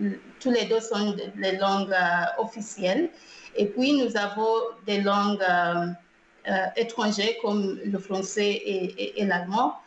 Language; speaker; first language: French; non-native, fluent; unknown